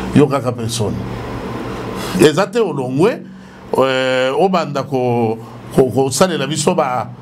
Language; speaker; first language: Lingala; non-native, local second language; Luba-Lulua